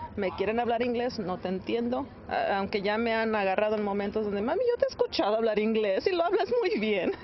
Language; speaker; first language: Spanish; early bilingual, heritage; Spanish